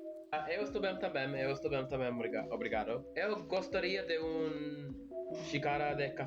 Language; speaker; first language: Portuguese; non-native, learner; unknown